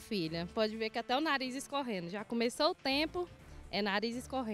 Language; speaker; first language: Portuguese; native; Portuguese